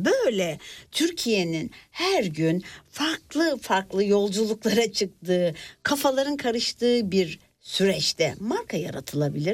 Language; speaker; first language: Turkish; native; Turkish